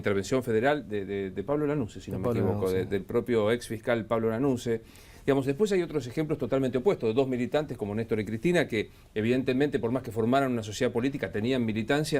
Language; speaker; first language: Spanish; native; Spanish